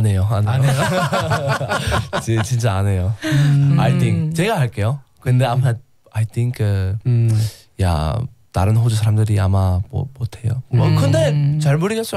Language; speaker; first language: Korean; non-native, learner; English